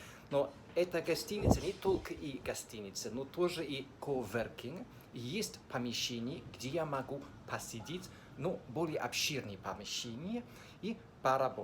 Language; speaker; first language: Russian; non-native, fluent; English